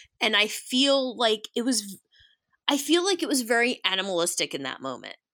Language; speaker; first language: English; native; English